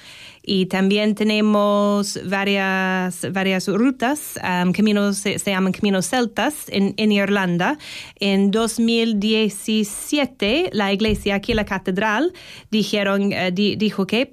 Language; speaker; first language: Spanish; non-native, learner; English